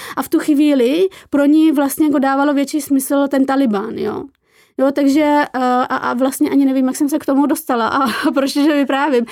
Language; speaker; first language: Czech; early bilingual, other home language; Persian